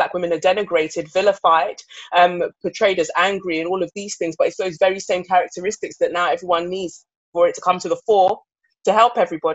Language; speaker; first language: English; native; English